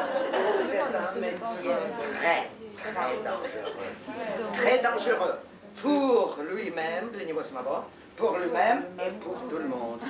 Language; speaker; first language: French; non-native, learner; Russian